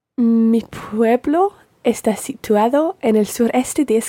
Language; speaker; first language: Spanish; non-native, learner; English